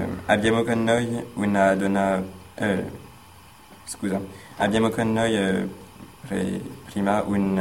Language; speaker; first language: Italian; non-native, learner; French